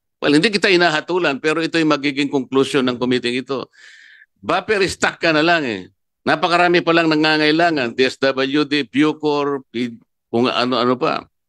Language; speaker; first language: Filipino; non-native, local second language; Pampanga